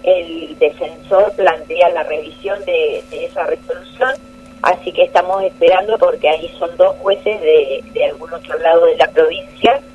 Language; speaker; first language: Spanish; native; Spanish